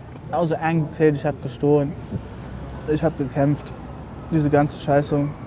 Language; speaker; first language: German; early bilingual, other home language; English